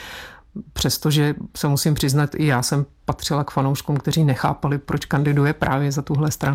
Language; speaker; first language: Czech; native; Czech